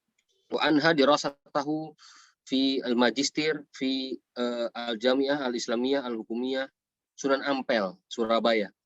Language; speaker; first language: Arabic; non-native, fluent; Indonesian